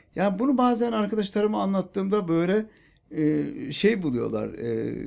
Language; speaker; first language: Turkish; native; Turkish